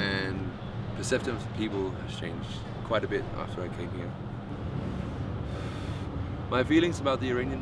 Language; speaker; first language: English; non-native, fluent; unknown